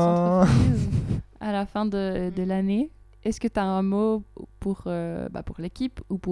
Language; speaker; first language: French; native; French